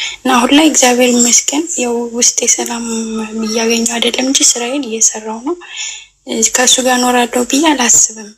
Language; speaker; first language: Amharic; native; Amharic